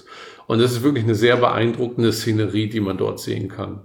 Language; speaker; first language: German; native; German